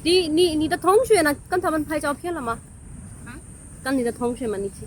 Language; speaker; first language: Chinese; non-native, learner; Urdu